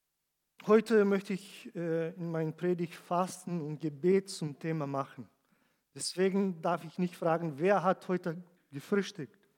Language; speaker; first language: German; non-native, fluent; Portuguese